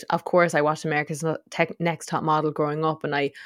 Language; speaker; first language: English; native; English